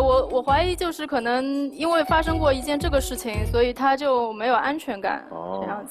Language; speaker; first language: Chinese; native; Chinese